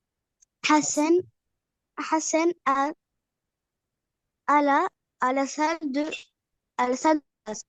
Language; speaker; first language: French; non-native, learner; Arabic